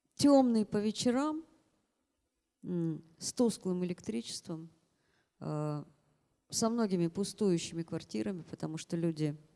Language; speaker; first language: Russian; native; Russian